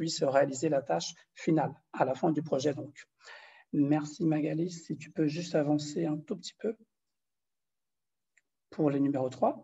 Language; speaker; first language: French; non-native, fluent; Portuguese